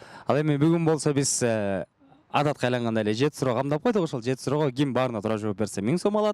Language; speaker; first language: Kyrgyz; native; Kyrgyz